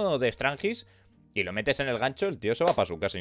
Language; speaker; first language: Spanish; native; Spanish